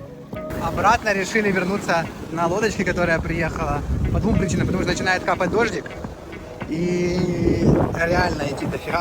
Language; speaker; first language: Russian; native; Russian